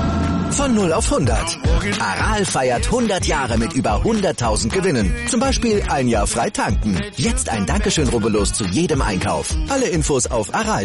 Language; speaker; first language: German; native; German